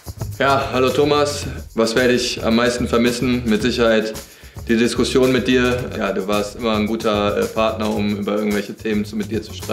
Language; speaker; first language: German; native; German